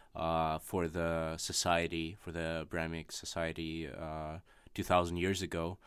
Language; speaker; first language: English; non-native, fluent; Russian